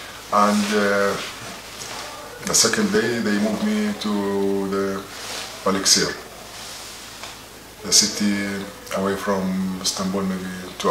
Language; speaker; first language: English; non-native, learner; Arabic